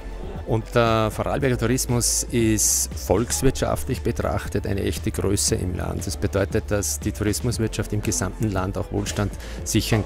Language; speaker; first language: German; native; German